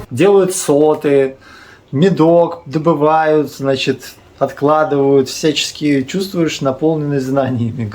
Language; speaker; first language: Russian; native; Russian